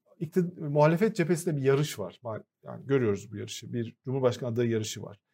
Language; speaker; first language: Turkish; native; Turkish